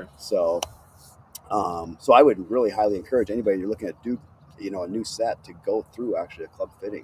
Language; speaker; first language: English; native; English